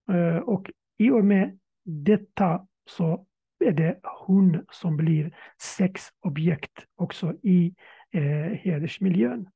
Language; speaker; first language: Swedish; non-native, fluent; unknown